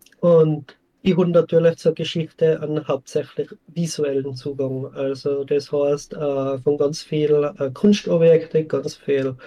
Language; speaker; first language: German; native; German